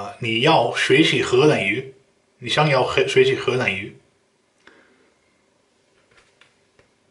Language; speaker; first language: Chinese; non-native, fluent; Dutch